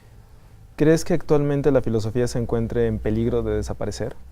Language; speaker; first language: Spanish; native; Spanish